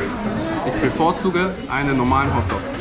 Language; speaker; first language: German; native; German